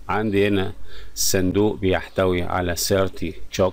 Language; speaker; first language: Arabic; native; Arabic